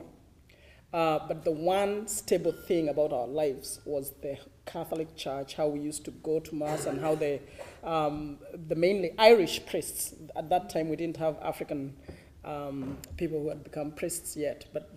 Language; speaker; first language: English; non-native, local second language; Kikuyu